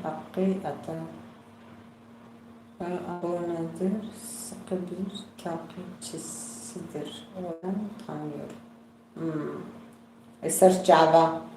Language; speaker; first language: Turkish; non-native, local second language; Kurdish